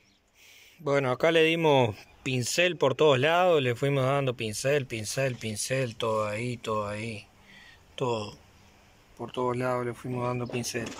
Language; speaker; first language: Spanish; native; Spanish